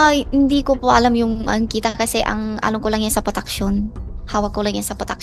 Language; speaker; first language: Filipino; non-native, learner; Chinese